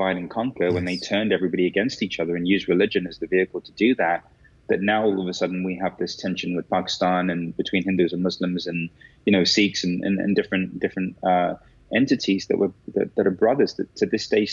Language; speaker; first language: English; native; English